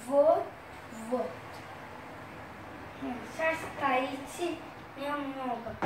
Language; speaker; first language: Russian; non-native, learner; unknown